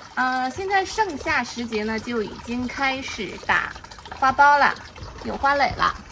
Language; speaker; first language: Chinese; native; Chinese